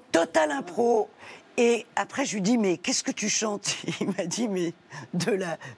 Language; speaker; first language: French; early bilingual, other home language; Spanish